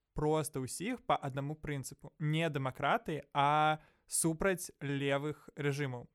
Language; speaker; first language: Belarusian; non-native, local second language; Russian